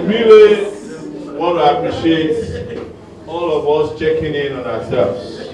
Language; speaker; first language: English; non-native, local second language; Yoruba